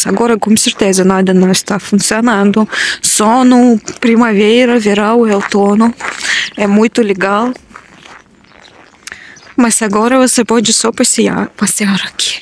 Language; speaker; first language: Portuguese; non-native, learner; Russian